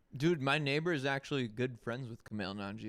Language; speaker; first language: English; native; English